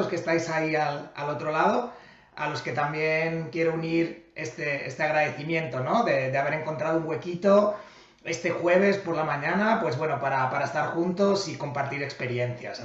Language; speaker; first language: Spanish; native; Spanish